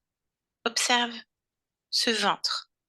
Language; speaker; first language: French; native; French